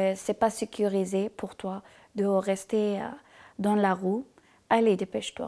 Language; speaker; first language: French; non-native, learner; Persian